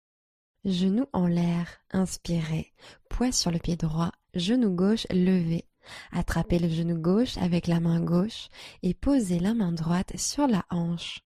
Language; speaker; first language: French; native; French